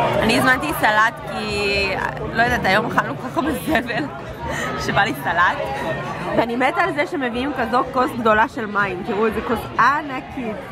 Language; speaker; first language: Hebrew; native; Hebrew